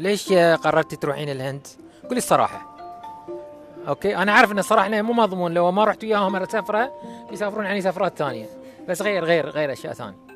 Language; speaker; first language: Arabic; native; Arabic